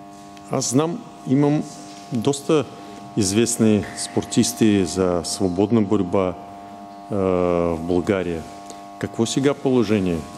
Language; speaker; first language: Bulgarian; non-native, learner; Russian